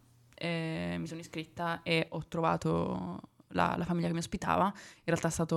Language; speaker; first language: Italian; native; Italian